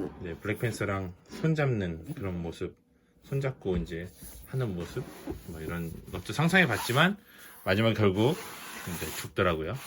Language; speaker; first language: Korean; native; Korean